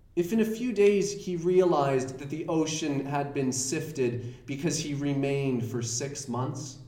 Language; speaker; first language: English; native; English